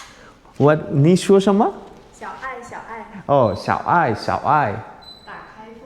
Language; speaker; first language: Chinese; non-native, learner; Bangla